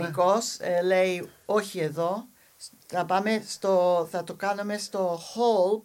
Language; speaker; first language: Greek; non-native, fluent; English